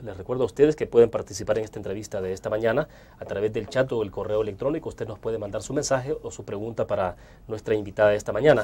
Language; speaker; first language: Spanish; native; Spanish